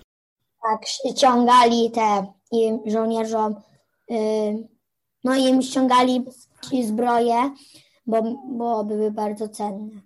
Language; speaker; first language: Polish; early bilingual, heritage; Polish